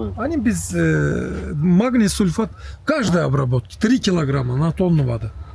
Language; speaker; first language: Russian; non-native, local second language; Azerbaijani